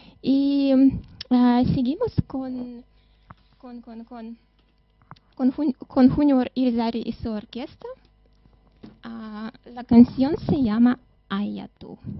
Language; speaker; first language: Spanish; non-native, learner; Russian